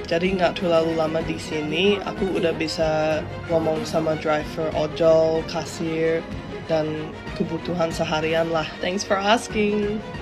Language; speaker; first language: Indonesian; non-native, fluent; English